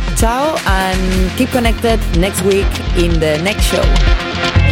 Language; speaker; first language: English; non-native, fluent; Spanish